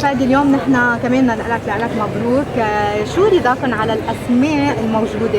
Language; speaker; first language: Arabic; native; Arabic